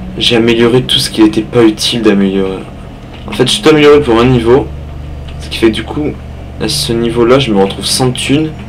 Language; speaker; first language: French; native; French